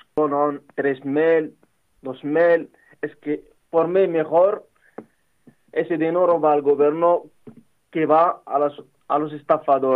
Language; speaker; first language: Spanish; non-native, learner; Arabic